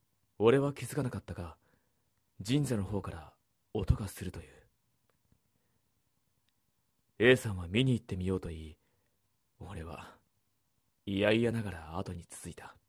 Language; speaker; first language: Japanese; native; Japanese